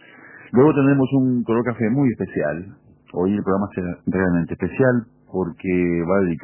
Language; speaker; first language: Spanish; native; Spanish